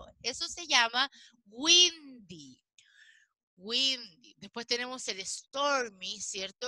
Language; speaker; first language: Spanish; native; Spanish